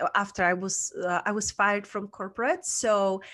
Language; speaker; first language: English; non-native, fluent; Czech